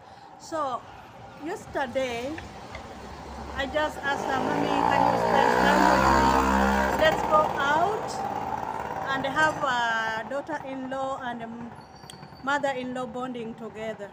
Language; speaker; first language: English; non-native, learner; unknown